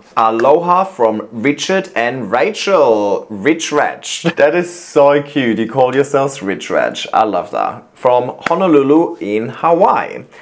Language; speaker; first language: English; non-native, fluent; German